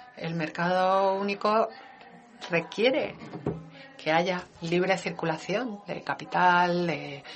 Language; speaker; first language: Spanish; non-native, fluent; Danish